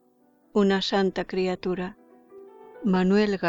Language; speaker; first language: Spanish; native; Spanish